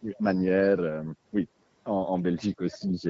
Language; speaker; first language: French; non-native, local second language; Dutch